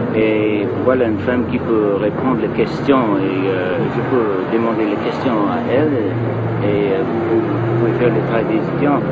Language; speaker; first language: French; non-native, learner; English